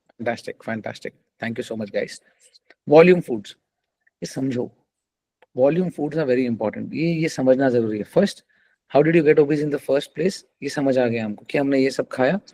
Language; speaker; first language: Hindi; non-native, local second language; Telugu